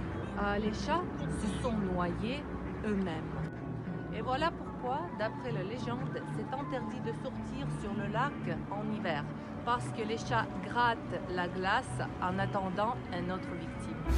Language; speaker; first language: French; non-native, learner; Russian